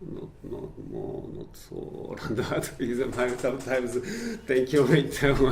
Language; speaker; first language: English; non-native, fluent; Japanese